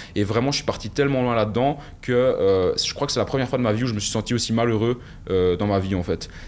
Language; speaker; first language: French; native; French